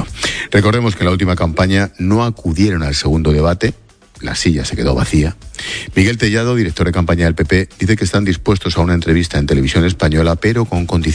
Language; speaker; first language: Spanish; native; Spanish